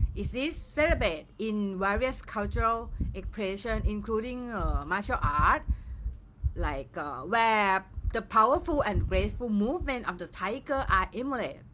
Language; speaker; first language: English; non-native, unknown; Thai